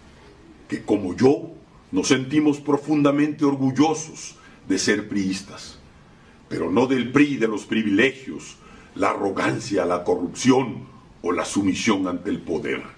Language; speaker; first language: Spanish; native; Spanish